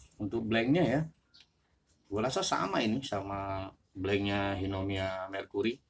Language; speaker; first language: Indonesian; native; Indonesian